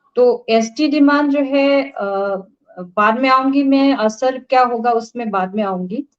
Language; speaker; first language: Hindi; non-native, local second language; Manipuri